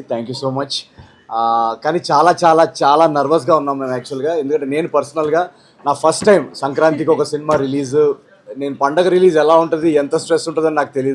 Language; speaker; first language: Telugu; native; Telugu